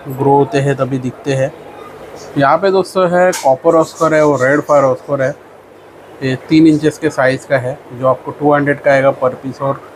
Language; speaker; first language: Hindi; non-native, local second language; Marathi